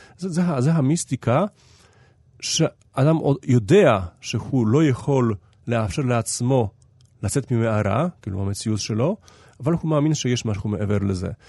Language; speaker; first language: Hebrew; non-native, fluent; Polish